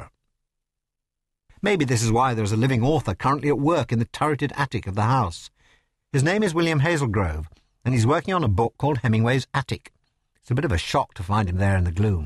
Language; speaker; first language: English; native; English